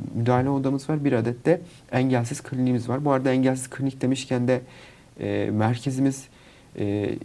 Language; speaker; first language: Turkish; native; Turkish